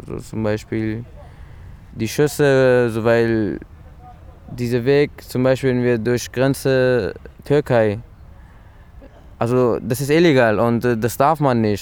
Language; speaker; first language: German; early bilingual, other home language; Persian